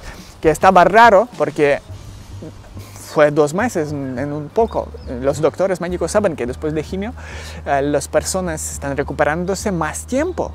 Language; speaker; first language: Spanish; non-native, learner; Ukrainian